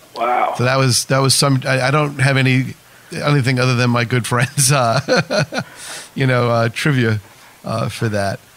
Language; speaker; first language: English; native; English